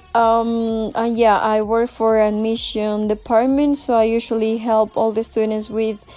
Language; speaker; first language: English; non-native, fluent; Spanish